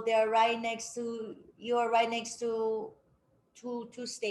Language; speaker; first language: English; non-native, fluent; Chinese